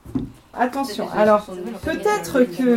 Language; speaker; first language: French; native; French